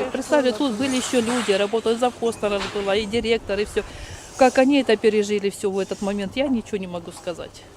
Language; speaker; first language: Russian; native; Russian